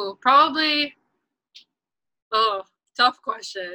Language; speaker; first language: English; non-native, local second language; Filipino